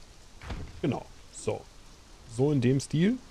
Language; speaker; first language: German; native; German